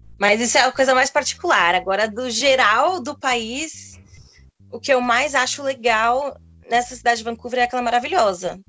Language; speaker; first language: Portuguese; native; Portuguese